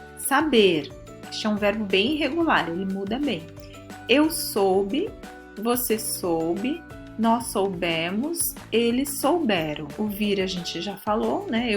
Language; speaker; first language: Portuguese; early bilingual, other home language; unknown